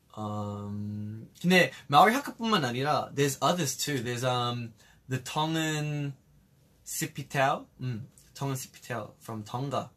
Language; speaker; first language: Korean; early bilingual, heritage; Korean